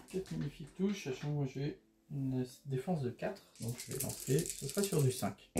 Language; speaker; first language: French; native; French